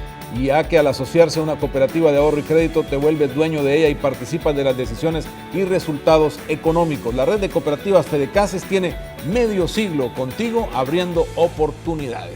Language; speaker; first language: Spanish; native; Spanish